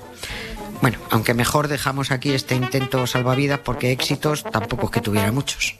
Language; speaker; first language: Spanish; native; Spanish